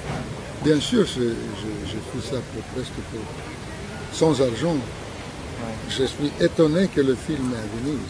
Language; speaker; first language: French; non-native, fluent; Russian